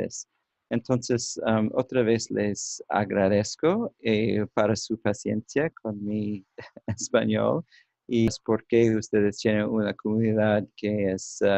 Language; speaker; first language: Spanish; non-native, learner; English